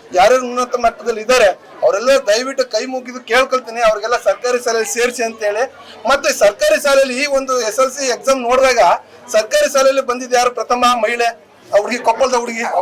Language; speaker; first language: Kannada; native; Kannada